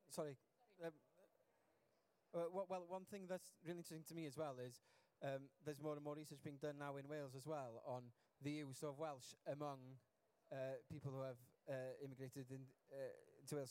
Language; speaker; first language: English; non-native, local second language; Welsh